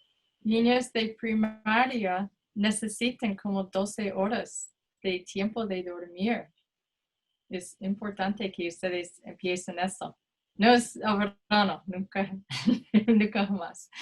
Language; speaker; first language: Spanish; non-native, fluent; English